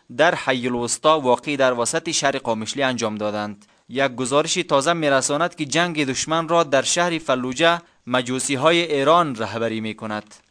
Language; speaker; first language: Persian; native; Persian